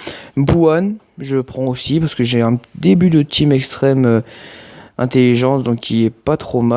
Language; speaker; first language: French; native; French